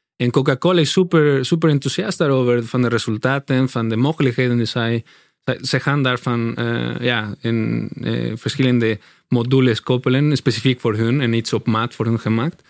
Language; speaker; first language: Dutch; non-native, fluent; Spanish